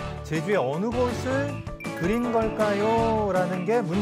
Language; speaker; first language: Korean; native; Korean